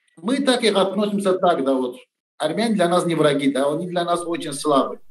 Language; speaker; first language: Russian; non-native, learner; Turkish